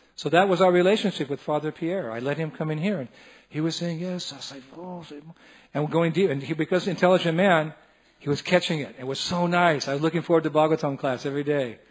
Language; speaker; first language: English; native; English